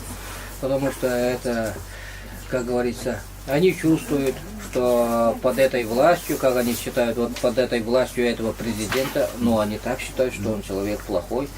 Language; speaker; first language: Russian; native; Russian